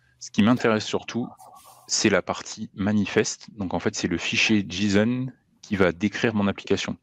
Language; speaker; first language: French; native; French